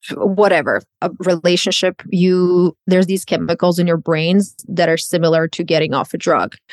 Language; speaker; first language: English; non-native, fluent; Croatian